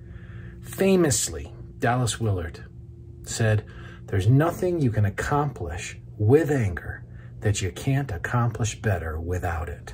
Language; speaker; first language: English; native; English